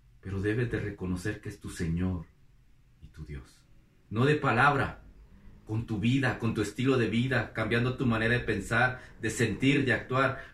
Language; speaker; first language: Spanish; native; Spanish